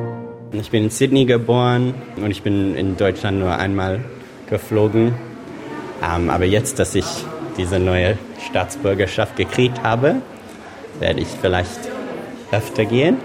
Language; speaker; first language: German; non-native, learner; English